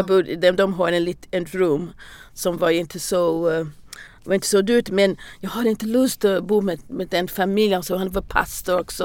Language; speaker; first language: Swedish; non-native, learner; English